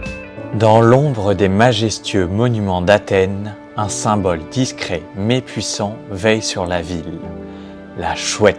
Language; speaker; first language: French; native; French